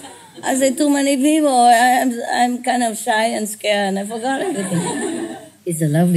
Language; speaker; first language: English; non-native, fluent; Vietnamese